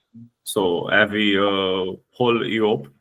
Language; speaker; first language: Danish; non-native, learner; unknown